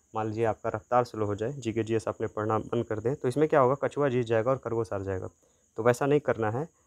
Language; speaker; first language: Hindi; native; Hindi